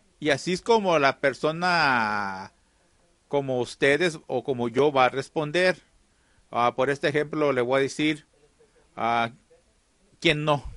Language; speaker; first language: Spanish; early bilingual, heritage; Spanish